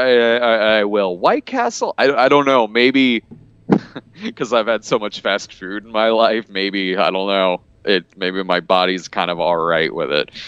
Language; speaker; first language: English; native; English